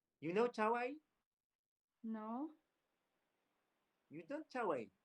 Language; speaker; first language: English; non-native, learner; Turkish